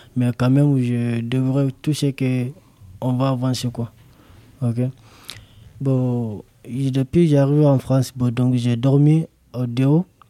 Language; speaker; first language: French; non-native, local second language; Soninke